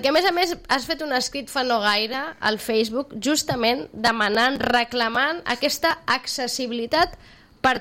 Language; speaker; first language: Catalan; native; Catalan